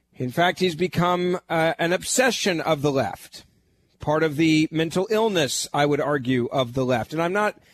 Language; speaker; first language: English; native; English